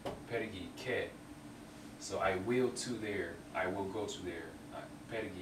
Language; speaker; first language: English; native; English